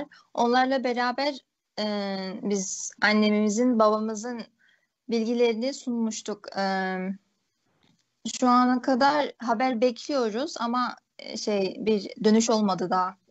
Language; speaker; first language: Turkish; early bilingual, other home language; Uyghur